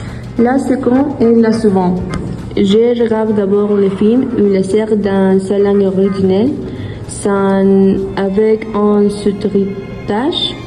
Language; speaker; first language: French; non-native, learner; Spanish